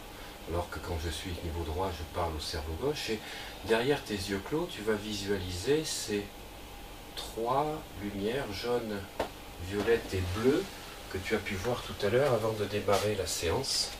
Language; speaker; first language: French; native; French